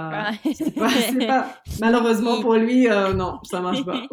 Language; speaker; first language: French; non-native, learner; English